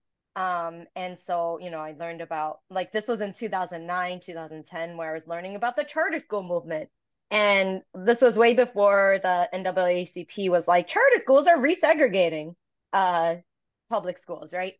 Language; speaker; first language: English; early bilingual, other home language; Cantonese